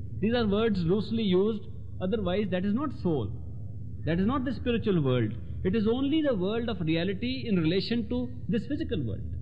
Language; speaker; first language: English; non-native, local second language; Hindi